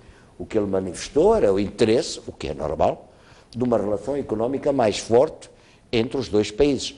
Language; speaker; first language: Portuguese; native; Portuguese